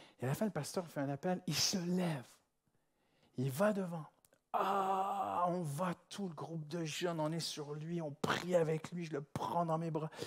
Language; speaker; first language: French; native; French